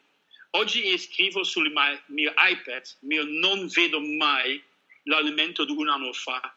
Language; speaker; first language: Italian; non-native, learner; Dutch